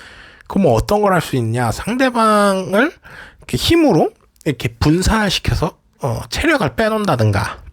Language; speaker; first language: Korean; native; Korean